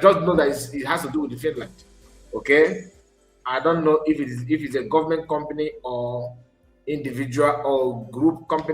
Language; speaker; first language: English; non-native, local second language; Igbo